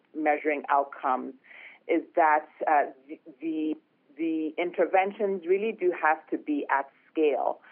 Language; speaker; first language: English; non-native, local second language; Yoruba